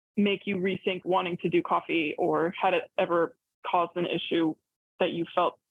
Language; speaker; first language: English; early bilingual, other home language; Arabic